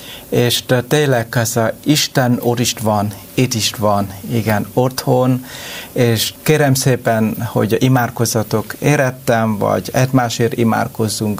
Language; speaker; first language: Hungarian; non-native, learner; Vietnamese